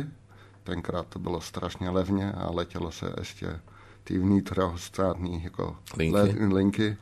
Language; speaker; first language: Czech; non-native, fluent; Dutch